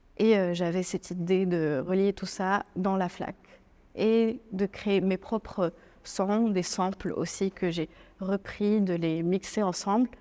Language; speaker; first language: French; non-native, local second language; Arabic